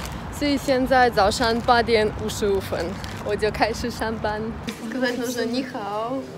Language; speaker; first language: Chinese; non-native, fluent; Russian